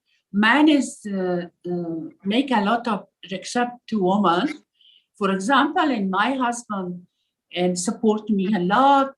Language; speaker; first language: English; non-native, learner; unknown